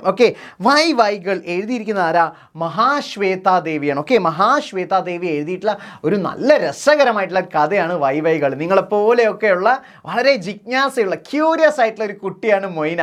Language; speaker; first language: Malayalam; native; Malayalam